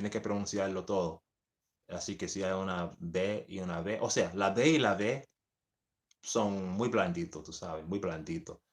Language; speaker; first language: Spanish; early bilingual, heritage; English